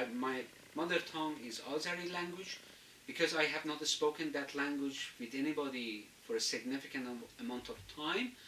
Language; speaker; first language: English; non-native, fluent; Azerbaijani